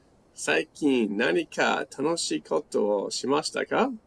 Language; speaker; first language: Japanese; non-native, learner; English